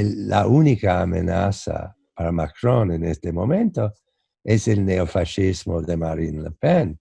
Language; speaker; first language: Spanish; non-native, fluent; English